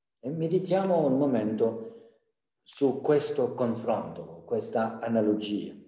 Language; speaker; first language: Italian; non-native, fluent; French